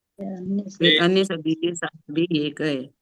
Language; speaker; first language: Hindi; native; Hindi